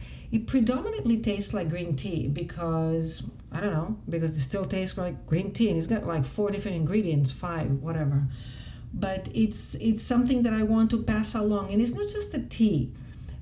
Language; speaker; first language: English; non-native, fluent; Greek